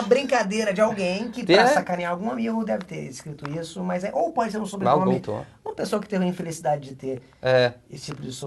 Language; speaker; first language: Portuguese; native; Portuguese